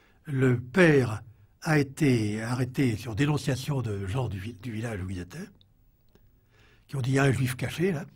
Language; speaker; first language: French; native; French